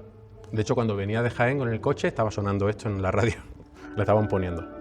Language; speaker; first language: Spanish; native; Spanish